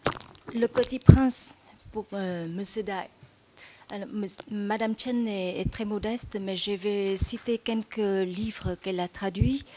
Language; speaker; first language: French; non-native, fluent; Vietnamese